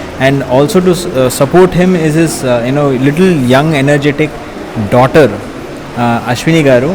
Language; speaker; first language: English; non-native, local second language; Telugu